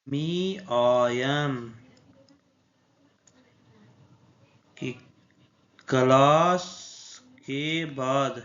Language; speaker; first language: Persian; non-native, fluent; Urdu